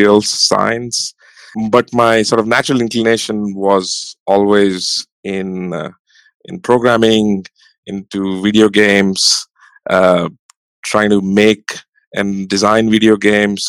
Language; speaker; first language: English; non-native, local second language; Hindi